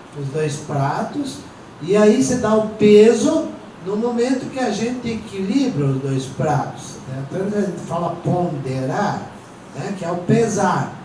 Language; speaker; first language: Portuguese; non-native, local second language; Venetian